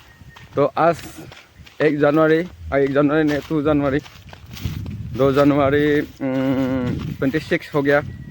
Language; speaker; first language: Hindi; non-native, local second language; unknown